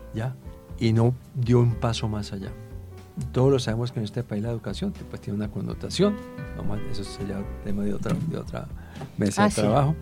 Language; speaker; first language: Spanish; native; Spanish